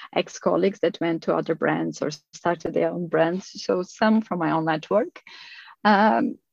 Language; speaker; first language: English; non-native, fluent; Portuguese